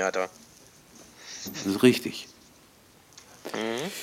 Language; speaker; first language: German; native; German